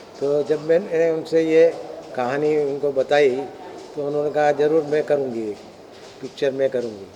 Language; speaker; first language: Hindi; non-native, local second language; Sindhi